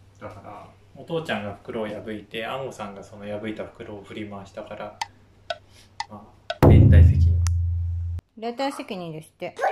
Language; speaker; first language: Japanese; native; Japanese